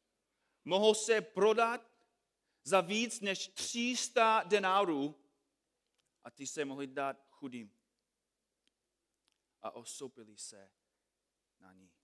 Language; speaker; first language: Czech; non-native, fluent; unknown